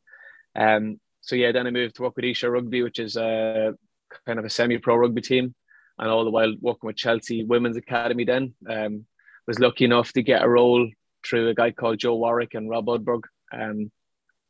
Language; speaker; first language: English; native; English